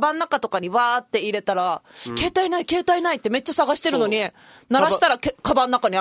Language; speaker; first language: Japanese; native; Japanese